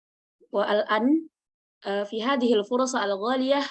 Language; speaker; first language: Arabic; non-native, learner; Indonesian